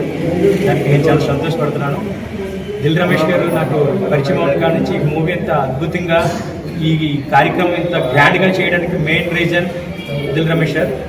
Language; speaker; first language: Telugu; native; Telugu